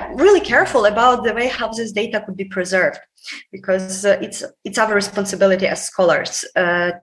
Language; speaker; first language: English; non-native, fluent; Ukrainian